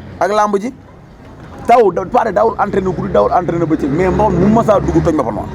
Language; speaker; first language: Wolof; native; Wolof